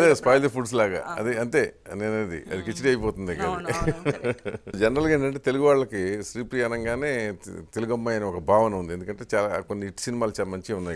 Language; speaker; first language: Telugu; native; Telugu